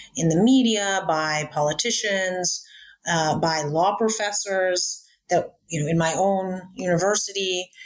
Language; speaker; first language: English; native; English